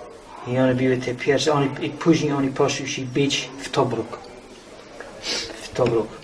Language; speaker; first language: Polish; early bilingual, heritage; English